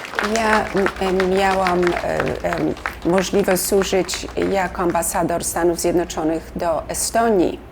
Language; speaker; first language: Polish; early bilingual, heritage; Polish